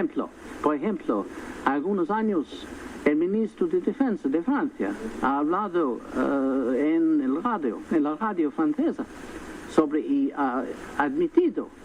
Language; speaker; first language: Spanish; non-native, fluent; English